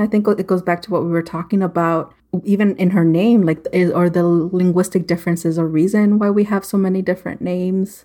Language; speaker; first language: English; native; English